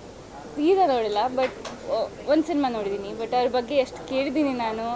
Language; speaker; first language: Kannada; non-native, learner; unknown